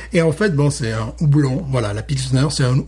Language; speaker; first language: French; native; French